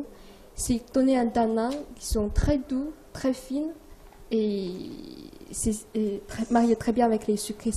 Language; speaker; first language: French; non-native, learner; Chinese